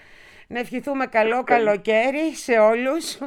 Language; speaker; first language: Greek; native; Greek